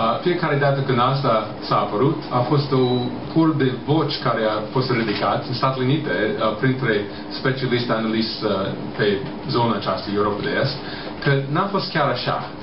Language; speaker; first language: Romanian; non-native, fluent; English